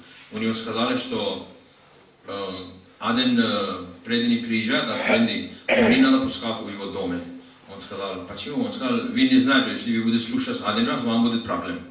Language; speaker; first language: Russian; non-native, learner; Hindi